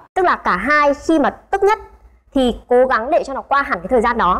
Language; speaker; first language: Vietnamese; native; Vietnamese